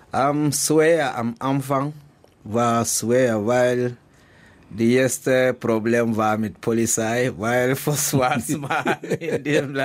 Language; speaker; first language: German; non-native, learner; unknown